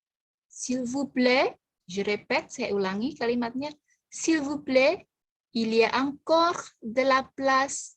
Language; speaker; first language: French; non-native, fluent; Indonesian